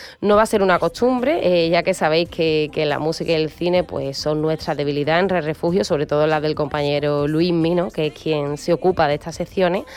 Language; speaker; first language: Spanish; native; Spanish